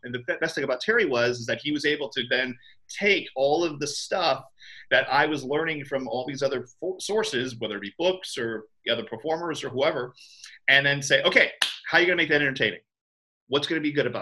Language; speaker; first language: English; native; English